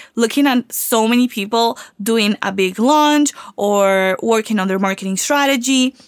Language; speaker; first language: English; non-native, fluent; Spanish